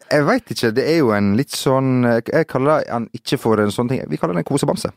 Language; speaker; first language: Norwegian; native; Norwegian